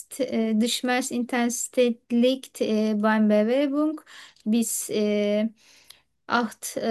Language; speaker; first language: German; non-native, learner; Turkish